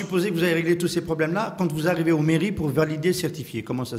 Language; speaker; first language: French; non-native, local second language; Arabic